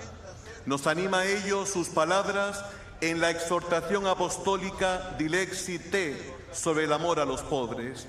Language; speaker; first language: Spanish; native; Spanish